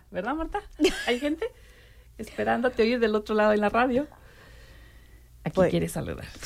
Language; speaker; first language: Spanish; native; Spanish